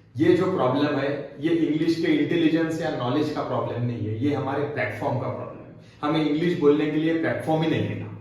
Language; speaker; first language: Hindi; non-native, local second language; Marathi